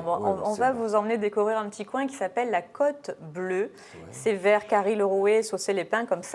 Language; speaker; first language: French; native; French